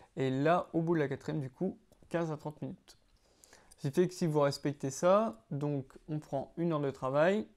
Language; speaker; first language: French; native; French